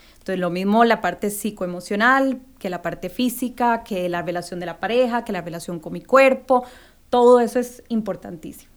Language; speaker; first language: Spanish; native; Spanish